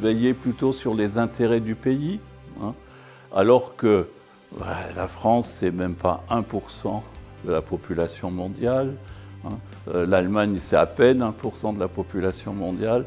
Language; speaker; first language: French; native; French